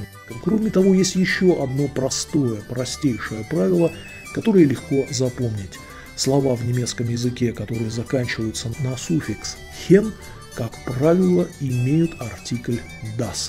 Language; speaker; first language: Russian; native; Russian